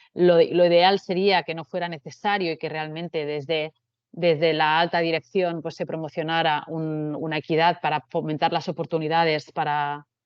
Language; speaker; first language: Spanish; non-native, local second language; Catalan